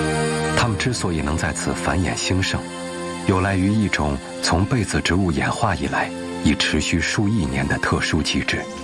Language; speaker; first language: Chinese; native; Chinese